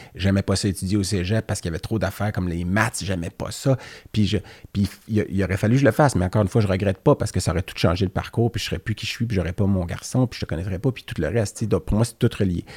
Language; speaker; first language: French; native; French